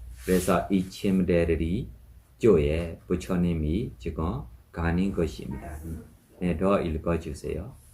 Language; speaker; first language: Korean; non-native, fluent; Burmese